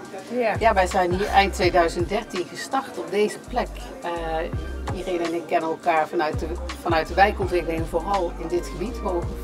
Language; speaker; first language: Dutch; native; Dutch